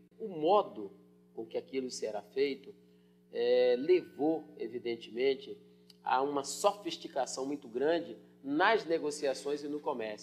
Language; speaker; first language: Portuguese; native; Portuguese